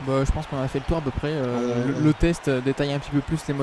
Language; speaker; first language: French; native; French